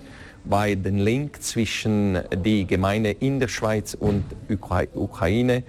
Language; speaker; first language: German; non-native, local second language; French